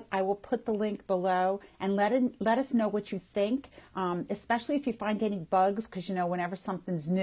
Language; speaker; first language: English; native; English